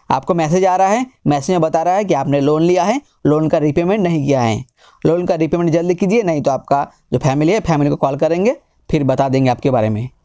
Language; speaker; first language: Hindi; non-native, local second language; Bangla